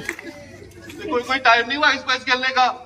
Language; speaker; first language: Hindi; native; Hindi